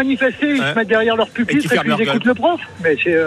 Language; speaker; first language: French; native; French